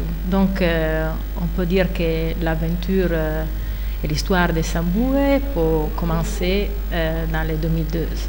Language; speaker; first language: French; non-native, fluent; Italian